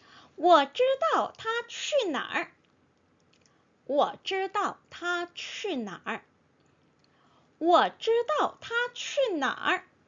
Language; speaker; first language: Chinese; non-native, fluent; Korean